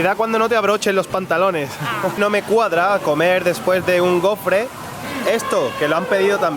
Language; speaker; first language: Spanish; native; Spanish